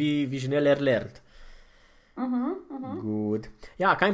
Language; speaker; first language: German; non-native, fluent; Romanian